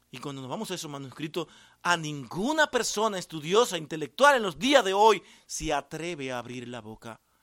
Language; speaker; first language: Spanish; native; Spanish